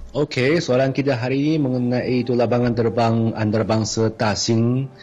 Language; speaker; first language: Malay; non-native, fluent; Chinese